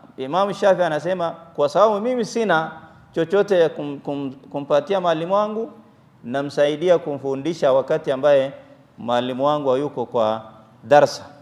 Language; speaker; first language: Swahili; non-native, local second language; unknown